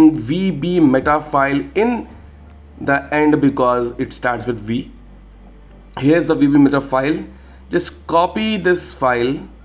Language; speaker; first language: English; non-native, local second language; Hindi